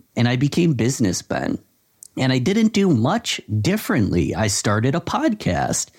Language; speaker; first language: English; native; English